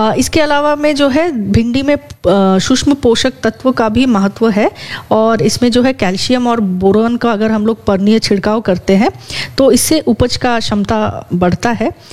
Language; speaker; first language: Hindi; native; Hindi